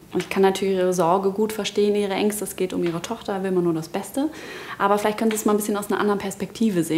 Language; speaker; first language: German; native; German